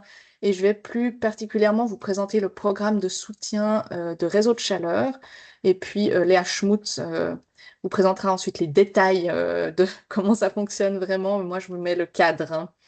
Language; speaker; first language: French; native; French